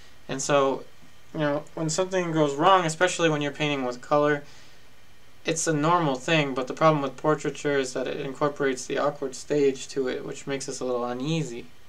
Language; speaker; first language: English; early bilingual, other home language; Spanish